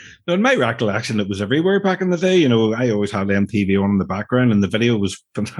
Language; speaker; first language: English; native; English